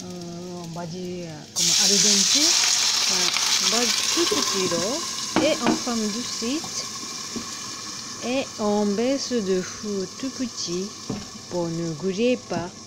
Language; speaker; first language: French; non-native, learner; Japanese